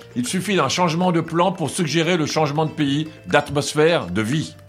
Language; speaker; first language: French; non-native, fluent; Portuguese